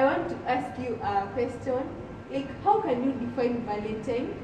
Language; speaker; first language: English; non-native, local second language; Swahili